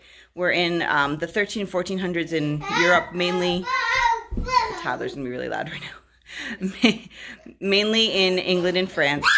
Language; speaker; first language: English; native; English